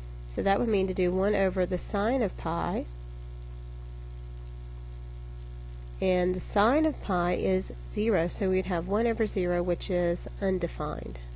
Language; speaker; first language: English; native; English